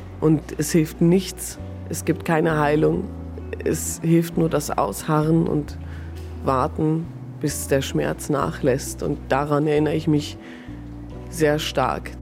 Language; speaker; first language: German; early bilingual, other home language; Persian